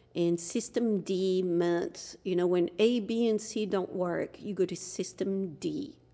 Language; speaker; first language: English; non-native, fluent; French